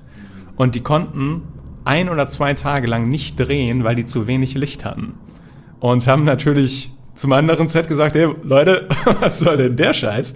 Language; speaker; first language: German; native; German